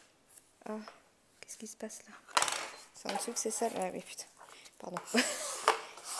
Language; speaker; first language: French; native; French